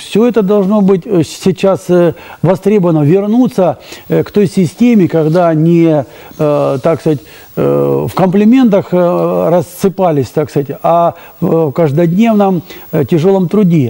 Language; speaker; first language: Russian; native; Russian